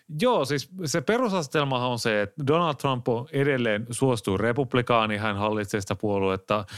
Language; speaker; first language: Finnish; native; Finnish